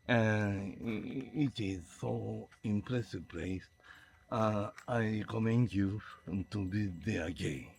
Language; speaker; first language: English; non-native, learner; Japanese